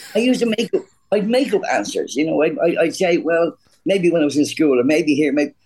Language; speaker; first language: English; native; English